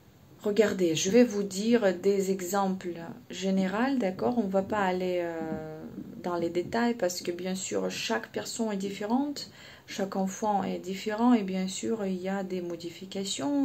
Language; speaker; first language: French; non-native, fluent; Russian